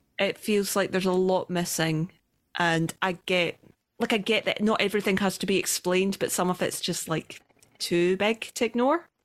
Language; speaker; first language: English; native; English